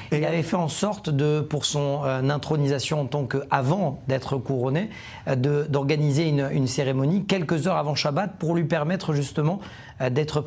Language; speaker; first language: French; native; French